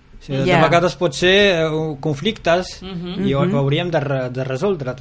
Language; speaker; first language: Catalan; non-native, fluent; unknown